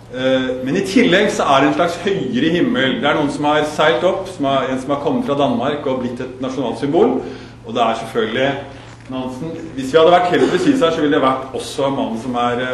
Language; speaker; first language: Norwegian; native; Norwegian